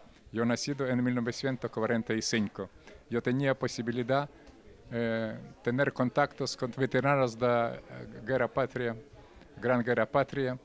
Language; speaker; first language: Spanish; non-native, fluent; Russian